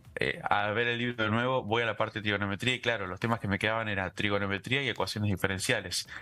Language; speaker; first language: Spanish; native; Spanish